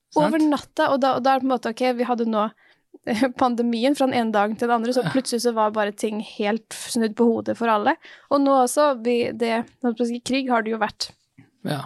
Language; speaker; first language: Norwegian; native; Norwegian